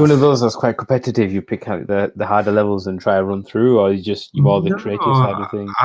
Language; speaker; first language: English; native; English